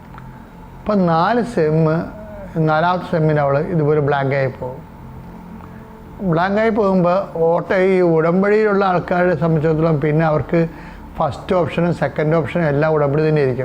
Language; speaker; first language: Malayalam; native; Malayalam